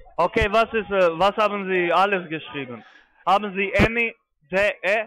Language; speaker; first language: German; non-native, fluent; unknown